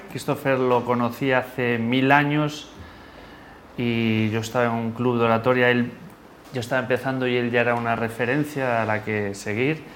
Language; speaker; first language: Spanish; native; Spanish